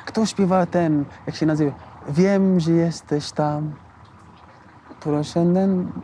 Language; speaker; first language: Polish; non-native, learner; Arabic